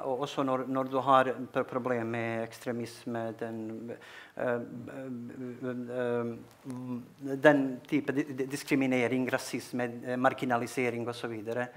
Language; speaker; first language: Norwegian; non-native, fluent; Bosnian